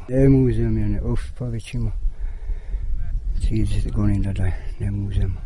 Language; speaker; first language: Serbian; non-native, local second language; Hungarian